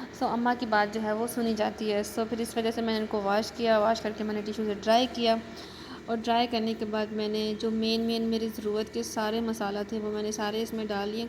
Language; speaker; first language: Urdu; native; Urdu